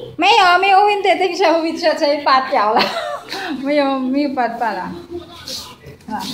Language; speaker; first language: Chinese; non-native, learner; Filipino